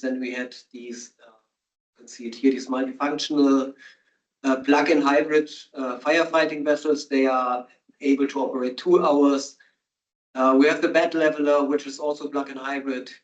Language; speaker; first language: English; non-native, fluent; German